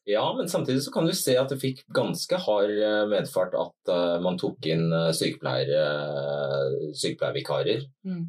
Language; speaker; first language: Norwegian; native; Norwegian